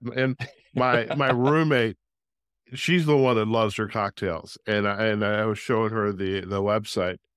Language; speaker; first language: English; native; English